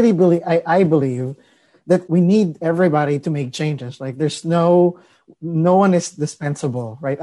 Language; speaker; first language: English; non-native, local second language; Filipino